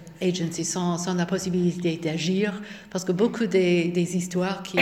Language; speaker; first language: French; non-native, fluent; English